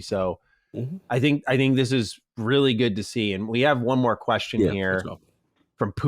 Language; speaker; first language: English; native; English